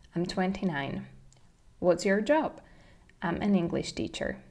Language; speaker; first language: English; non-native, fluent; Slovak